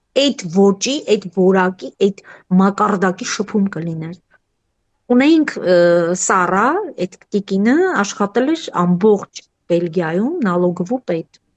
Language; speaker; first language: Armenian; native; Armenian